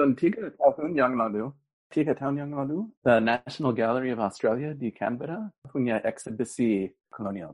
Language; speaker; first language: Indonesian; non-native, fluent; English